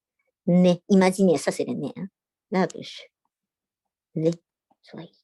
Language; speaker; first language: French; non-native, learner; Japanese